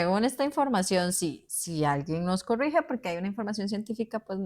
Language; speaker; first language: Spanish; native; Spanish